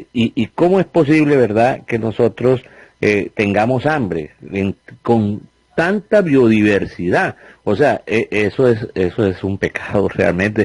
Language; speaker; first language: Spanish; native; Spanish